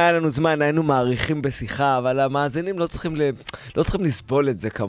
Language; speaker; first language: Hebrew; native; Hebrew